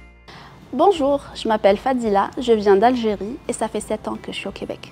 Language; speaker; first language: French; non-native, local second language; Arabic